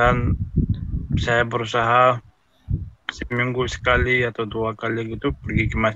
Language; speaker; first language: Indonesian; non-native, fluent; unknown